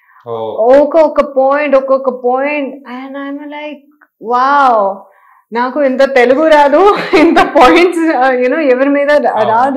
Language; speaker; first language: Telugu; non-native, learner; Hindi